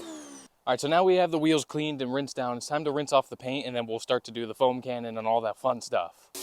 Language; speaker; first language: English; native; English